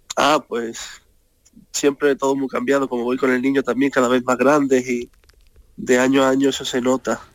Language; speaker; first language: Spanish; native; Spanish